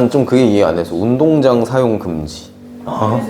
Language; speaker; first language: Korean; native; Korean